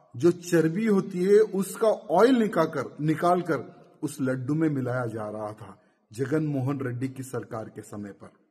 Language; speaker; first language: Hindi; native; Hindi